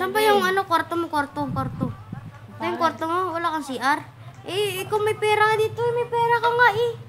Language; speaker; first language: Filipino; native; Filipino